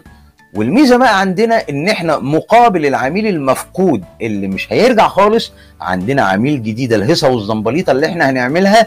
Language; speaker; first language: Arabic; native; Arabic